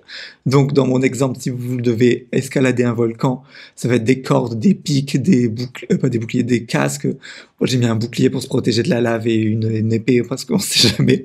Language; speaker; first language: French; native; French